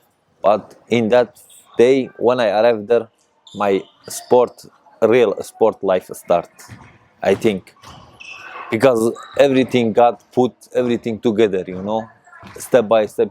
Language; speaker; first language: English; non-native, learner; Persian